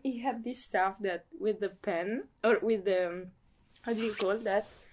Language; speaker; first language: English; non-native, fluent; Italian